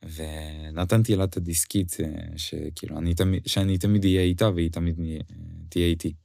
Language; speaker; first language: Hebrew; non-native, fluent; Ukrainian